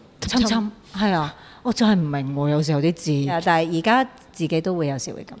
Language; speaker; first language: Cantonese; native; Cantonese